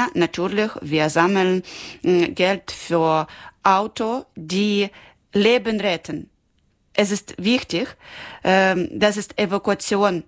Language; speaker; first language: German; non-native, learner; Ukrainian